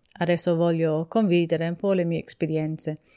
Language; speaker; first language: Italian; non-native, fluent; English